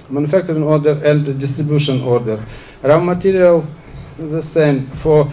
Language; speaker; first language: English; non-native, learner; Ukrainian